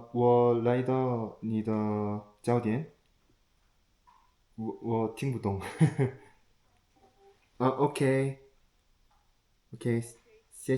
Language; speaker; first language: Chinese; non-native, learner; Korean